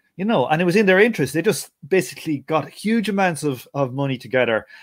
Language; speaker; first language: English; native; English